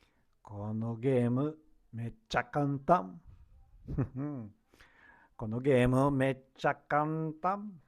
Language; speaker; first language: Japanese; non-native, fluent; Portuguese